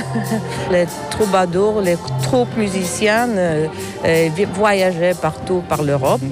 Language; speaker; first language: French; non-native, fluent; Polish